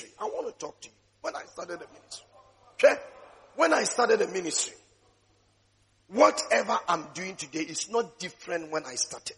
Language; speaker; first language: English; non-native, local second language; Akan